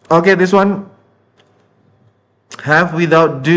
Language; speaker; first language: English; non-native, fluent; Indonesian